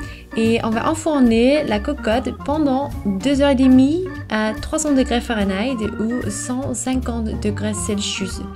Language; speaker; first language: French; non-native, fluent; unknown